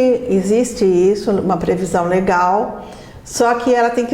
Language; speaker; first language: Portuguese; native; Portuguese